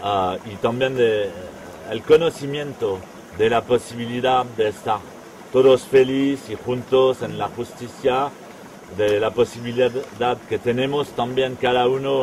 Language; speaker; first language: Spanish; non-native, fluent; French